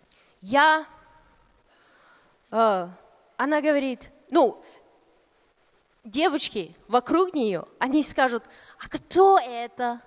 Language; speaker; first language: Russian; non-native, fluent; English